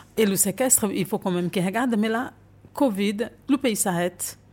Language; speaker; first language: French; non-native, fluent; Portuguese